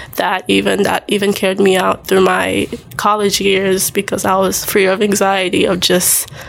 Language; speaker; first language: English; early bilingual, other home language; Haitian Creole